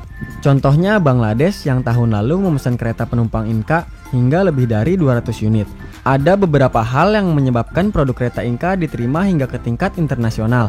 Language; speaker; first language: Indonesian; native; Indonesian